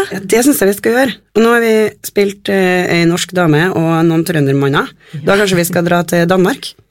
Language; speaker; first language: Norwegian; native; Norwegian